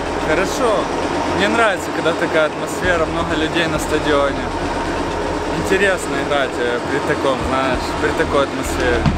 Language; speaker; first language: Russian; non-native, fluent; Polish